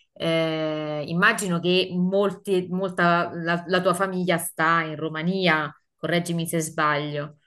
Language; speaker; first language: Italian; native; Italian